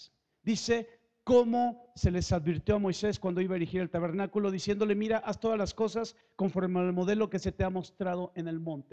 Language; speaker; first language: Spanish; native; Spanish